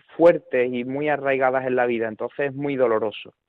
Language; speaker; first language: Spanish; native; Spanish